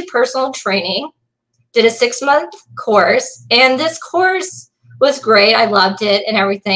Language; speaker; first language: English; native; English